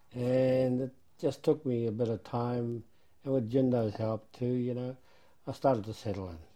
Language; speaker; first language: English; native; English